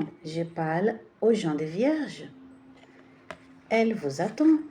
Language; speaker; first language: French; non-native, fluent; Portuguese